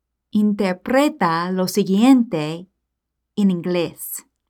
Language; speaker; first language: Spanish; non-native, fluent; English